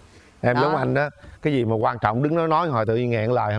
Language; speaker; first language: Vietnamese; native; Vietnamese